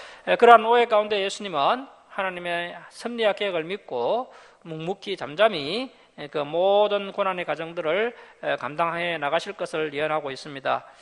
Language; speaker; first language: Korean; native; Korean